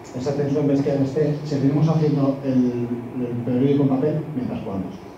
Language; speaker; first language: Spanish; non-native, local second language; Basque